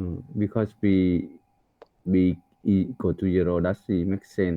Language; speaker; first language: English; non-native, learner; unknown